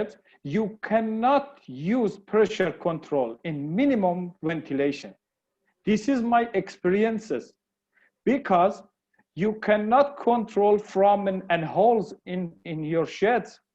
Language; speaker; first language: English; non-native, learner; Persian